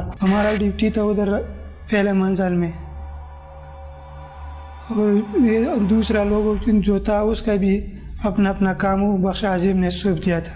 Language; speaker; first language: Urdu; non-native, local second language; Pashto